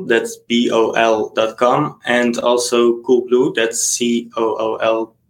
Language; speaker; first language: English; non-native, fluent; Dutch